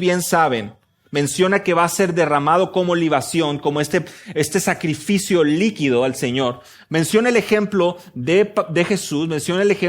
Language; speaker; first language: Spanish; native; Spanish